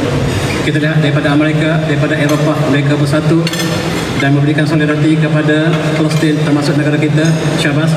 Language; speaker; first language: Malay; native; Malay